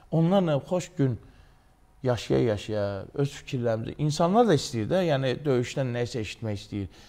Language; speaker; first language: Azerbaijani; native; Azerbaijani